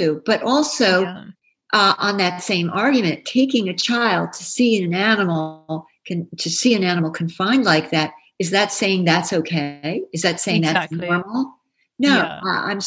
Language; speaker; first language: English; native; English